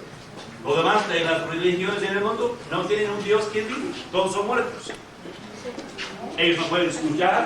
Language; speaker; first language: Spanish; non-native, fluent; English